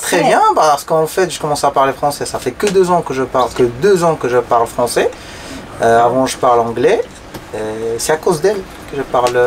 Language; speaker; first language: French; non-native, local second language; Arabic